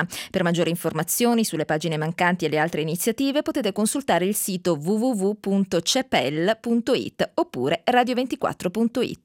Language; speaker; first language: Italian; native; Italian